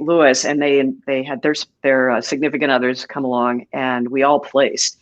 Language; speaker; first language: English; native; English